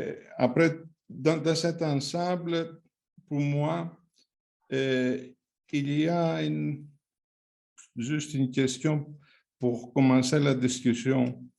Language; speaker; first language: French; non-native, fluent; Greek